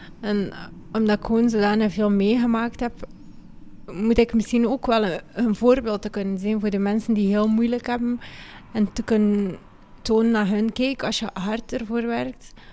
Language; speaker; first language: Dutch; early bilingual, other home language; Amharic